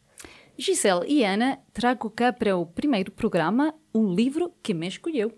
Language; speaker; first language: Portuguese; native; Portuguese